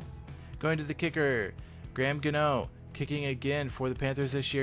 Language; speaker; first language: English; native; English